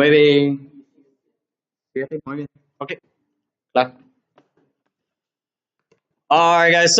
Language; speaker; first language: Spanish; non-native, learner; English